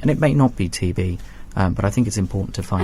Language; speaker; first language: English; native; English